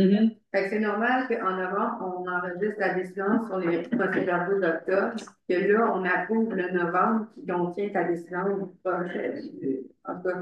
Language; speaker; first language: French; native; French